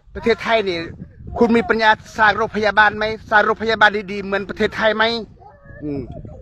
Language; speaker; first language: Thai; non-native, learner; Khmer